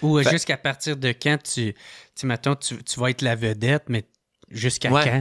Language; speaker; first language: French; native; French